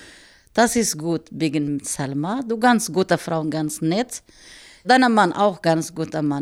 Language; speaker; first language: German; non-native, learner; Arabic